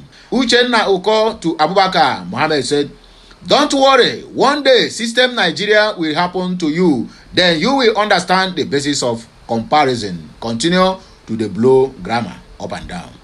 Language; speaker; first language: English; non-native, local second language; Igbo